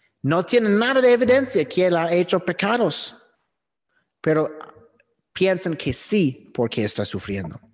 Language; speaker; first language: Spanish; non-native, fluent; English